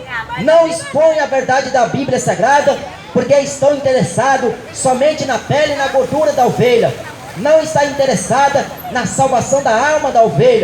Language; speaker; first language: Portuguese; native; Portuguese